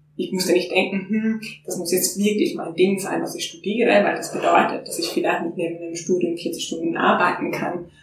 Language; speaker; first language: German; non-native, fluent; Finnish